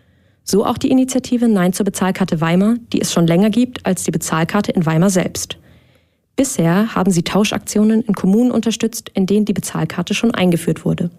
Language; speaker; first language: German; native; German